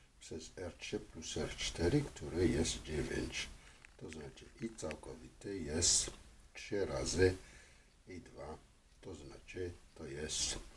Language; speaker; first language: Polish; non-native, fluent; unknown